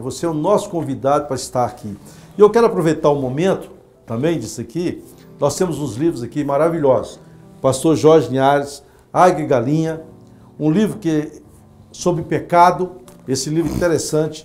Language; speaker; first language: Portuguese; native; Portuguese